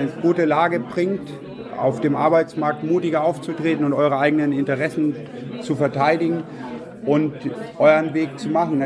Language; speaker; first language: German; native; German